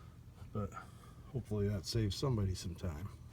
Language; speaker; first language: English; native; English